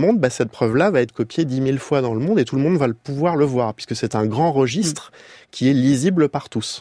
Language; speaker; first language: French; native; French